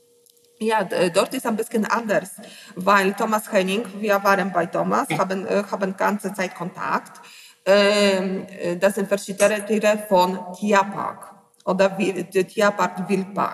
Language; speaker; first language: German; non-native, learner; Polish